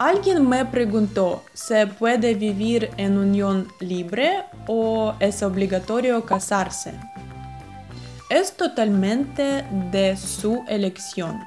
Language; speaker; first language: Spanish; non-native, fluent; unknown